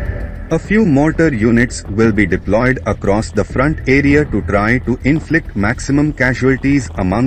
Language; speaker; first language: English; non-native, fluent; Portuguese